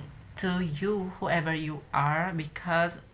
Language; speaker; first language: English; non-native, learner; Indonesian